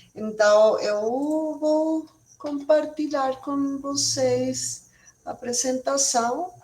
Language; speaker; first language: Portuguese; non-native, learner; Spanish